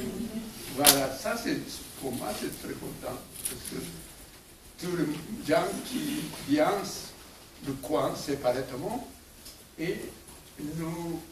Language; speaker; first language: French; non-native, learner; Japanese